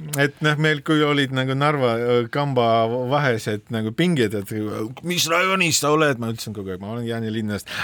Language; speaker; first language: Estonian; non-native, local second language; Russian